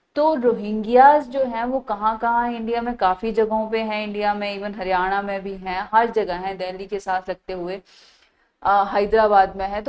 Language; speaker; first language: Hindi; native; Hindi